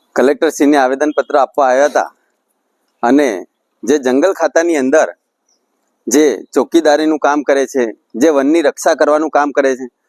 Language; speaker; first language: Gujarati; native; Gujarati